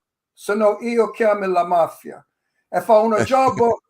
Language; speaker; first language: Italian; early bilingual, heritage; English